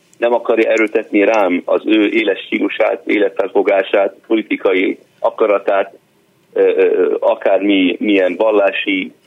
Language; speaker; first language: Hungarian; non-native, fluent; Arabic